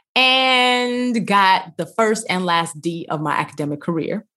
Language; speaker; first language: English; early bilingual, other home language; Yoruba